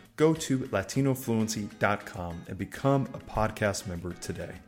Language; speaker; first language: English; native; English